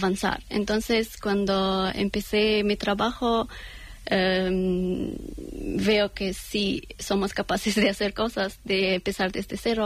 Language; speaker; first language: Spanish; non-native, learner; Persian